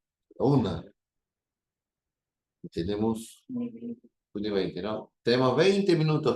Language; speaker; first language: Spanish; native; Spanish